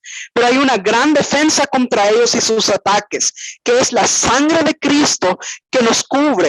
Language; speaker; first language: Spanish; native; Spanish